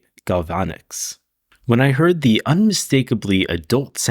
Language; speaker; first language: English; native; English